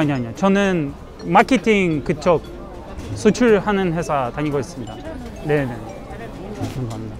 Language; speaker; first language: Korean; non-native, fluent; Russian